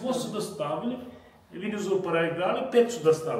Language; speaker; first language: Russian; non-native, learner; Turkish